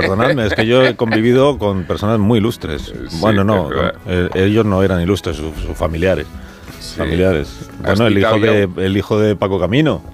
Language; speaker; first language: Spanish; native; Spanish